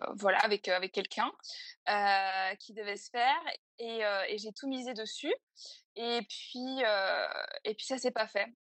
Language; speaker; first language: French; native; French